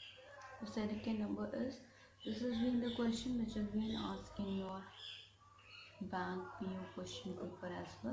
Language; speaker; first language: English; non-native, local second language; Hindi